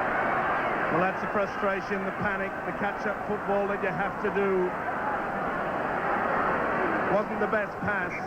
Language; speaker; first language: English; native; English